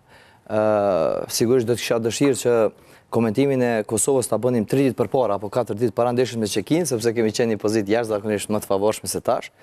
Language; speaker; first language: Albanian; native; Albanian